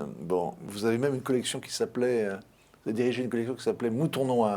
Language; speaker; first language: French; native; French